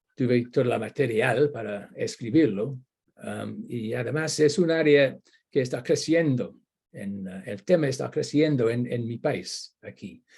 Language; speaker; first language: Spanish; non-native, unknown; English